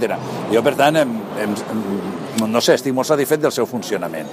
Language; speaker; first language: Catalan; native; Catalan